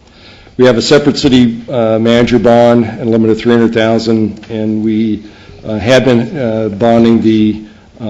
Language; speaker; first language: English; native; English